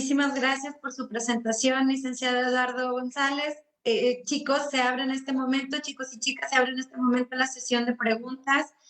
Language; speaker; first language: Spanish; native; Spanish